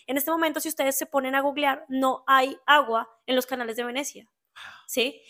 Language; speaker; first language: Spanish; native; Spanish